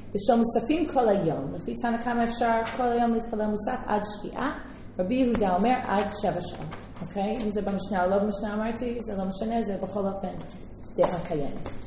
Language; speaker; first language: Hebrew; native; Hebrew